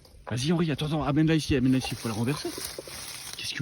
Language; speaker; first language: French; native; French